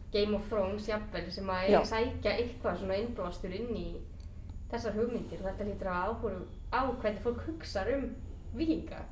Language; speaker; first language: Icelandic; native; Icelandic